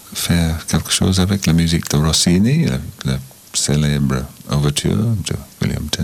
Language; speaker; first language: French; non-native, fluent; English